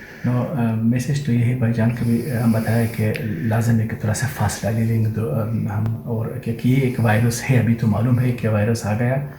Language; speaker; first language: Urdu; non-native, learner; Persian